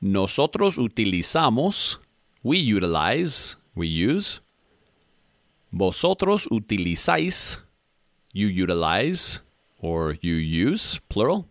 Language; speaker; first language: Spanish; non-native, fluent; English